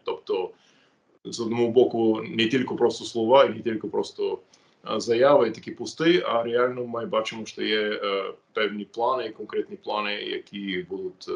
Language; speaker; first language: Ukrainian; non-native, fluent; English